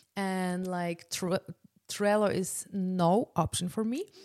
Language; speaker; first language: English; non-native, fluent; Polish